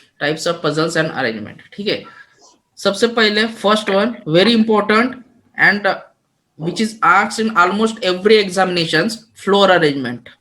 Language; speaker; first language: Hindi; non-native, local second language; Marathi